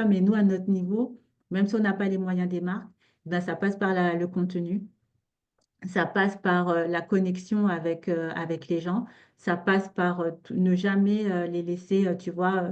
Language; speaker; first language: French; native; French